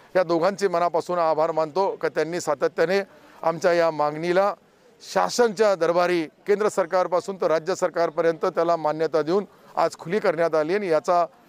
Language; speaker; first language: Marathi; non-native, local second language; Urdu